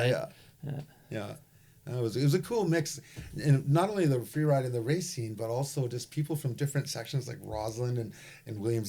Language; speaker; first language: English; native; English